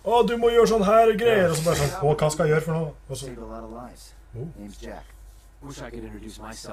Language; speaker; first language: Norwegian; native; Norwegian